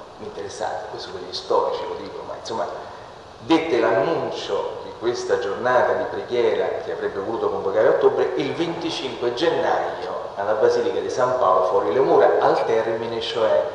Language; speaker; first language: Italian; native; Italian